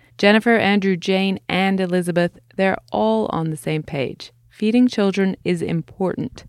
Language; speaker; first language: English; native; English